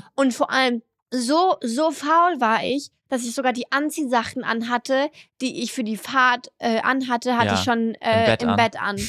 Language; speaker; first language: German; early bilingual, other home language; French